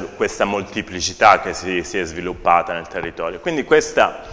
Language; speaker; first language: Italian; native; Italian